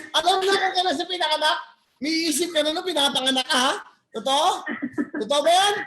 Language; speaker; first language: Filipino; native; Filipino